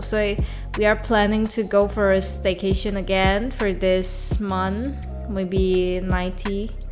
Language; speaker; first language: English; non-native, local second language; Chinese